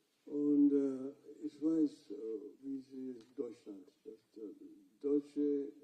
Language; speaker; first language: German; non-native, fluent; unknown